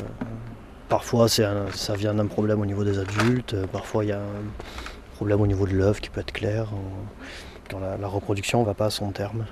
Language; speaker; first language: French; native; French